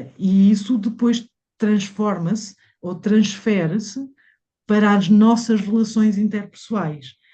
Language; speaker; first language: Portuguese; native; Portuguese